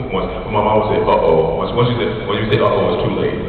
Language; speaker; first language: English; native; English